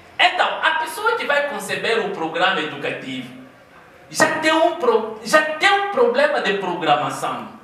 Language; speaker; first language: Portuguese; non-native, local second language; Kongo